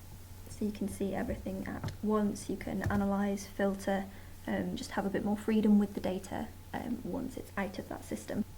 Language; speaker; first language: English; native; English